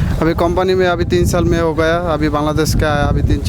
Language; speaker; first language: Hindi; non-native, learner; Bangla